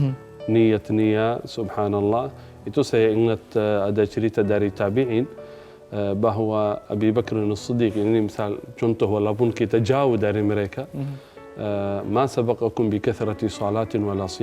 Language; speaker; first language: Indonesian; non-native, fluent; Arabic